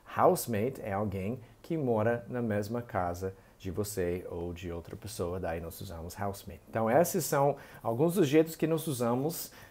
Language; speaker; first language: Portuguese; non-native, fluent; English